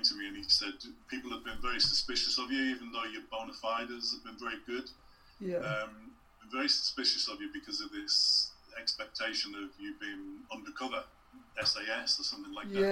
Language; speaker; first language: English; native; English